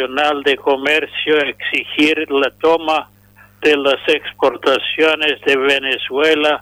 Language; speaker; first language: Spanish; non-native, fluent; English